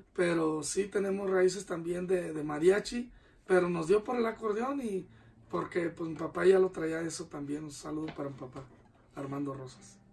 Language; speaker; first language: Spanish; native; Spanish